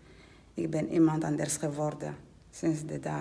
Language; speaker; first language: Dutch; non-native, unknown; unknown